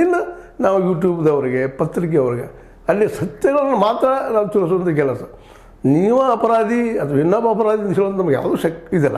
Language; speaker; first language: Kannada; native; Kannada